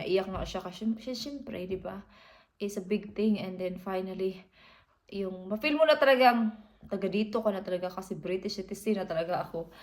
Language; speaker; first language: Filipino; non-native, local second language; Cebuano